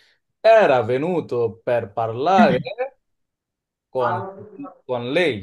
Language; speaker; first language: Italian; non-native, learner; Bangla